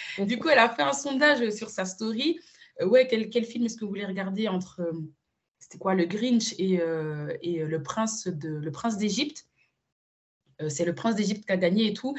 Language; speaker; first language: French; early bilingual, other home language; Spanish